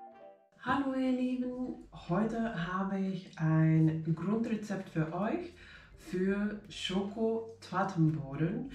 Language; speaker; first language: German; non-native, fluent; Finnish